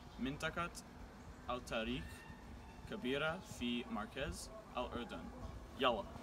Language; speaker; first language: Arabic; non-native, learner; English